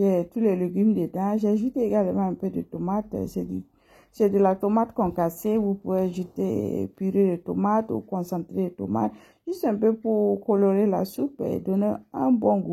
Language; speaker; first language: French; non-native, local second language; Mossi